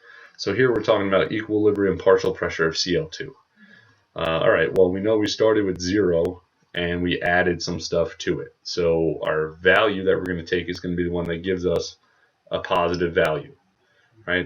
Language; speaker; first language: English; native; English